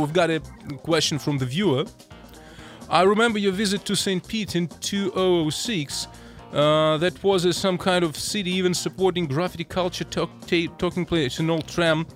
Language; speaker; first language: English; non-native, fluent; Russian